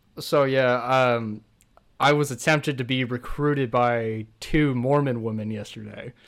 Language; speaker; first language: English; native; English